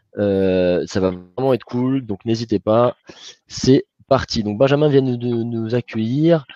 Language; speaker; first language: French; native; French